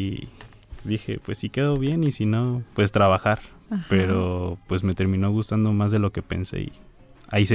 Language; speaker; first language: Spanish; native; Spanish